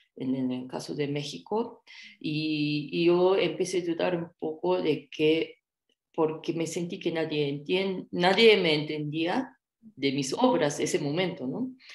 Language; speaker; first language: Spanish; non-native, fluent; Japanese